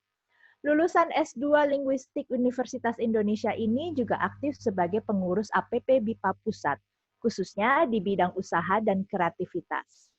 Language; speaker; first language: Indonesian; native; Indonesian